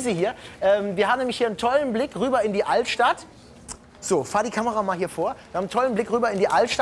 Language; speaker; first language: German; native; German